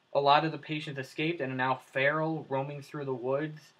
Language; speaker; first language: English; native; English